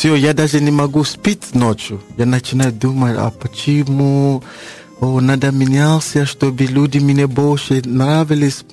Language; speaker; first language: Russian; non-native, learner; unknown